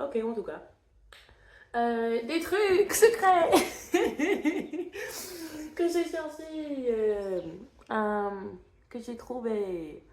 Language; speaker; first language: French; non-native, fluent; English